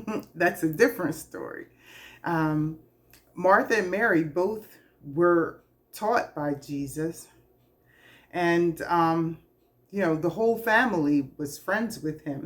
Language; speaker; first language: English; native; English